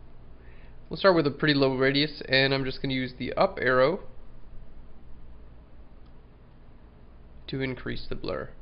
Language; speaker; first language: English; native; English